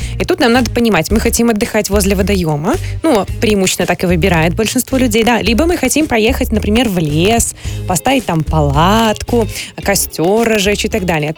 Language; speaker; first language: Russian; native; Russian